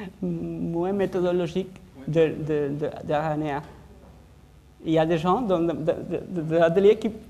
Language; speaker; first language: French; non-native, fluent; Spanish